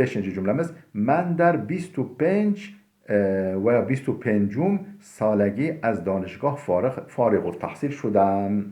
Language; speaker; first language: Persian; non-native, fluent; Turkish